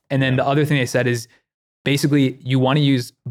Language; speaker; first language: English; native; English